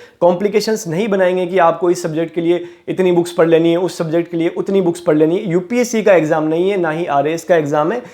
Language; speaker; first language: Hindi; native; Hindi